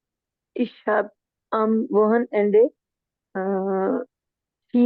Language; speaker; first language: German; non-native, learner; Urdu